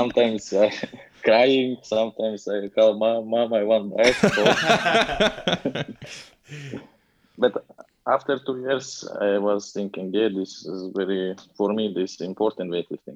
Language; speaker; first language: English; non-native, learner; Latvian